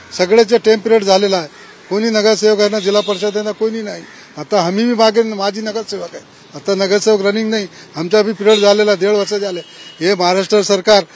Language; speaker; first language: Marathi; non-native, local second language; Urdu